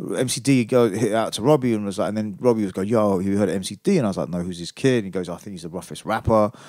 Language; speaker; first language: English; native; English